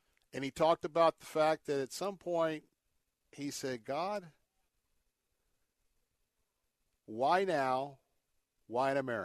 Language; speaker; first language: English; native; English